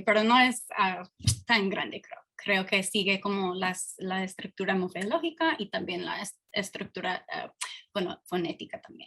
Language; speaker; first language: Spanish; non-native, fluent; English